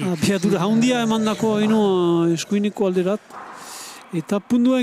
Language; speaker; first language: Basque; native; Basque